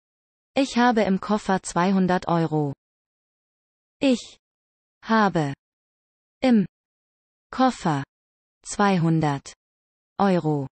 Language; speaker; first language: German; non-native, learner; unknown